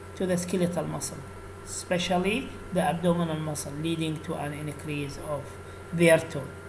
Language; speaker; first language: English; non-native, fluent; Arabic